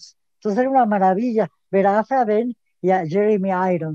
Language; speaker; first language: Spanish; native; Spanish